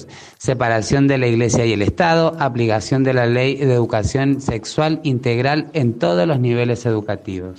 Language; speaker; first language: Spanish; native; Spanish